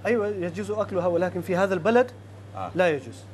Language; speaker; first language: Arabic; non-native, learner; Urdu